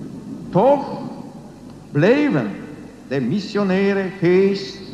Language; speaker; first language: Dutch; non-native, learner; Polish